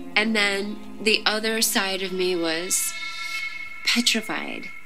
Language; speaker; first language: English; native; English